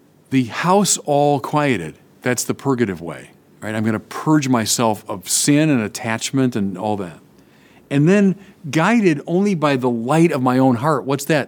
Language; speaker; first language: English; native; English